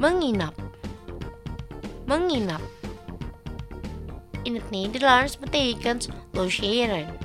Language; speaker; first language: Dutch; non-native, learner; Indonesian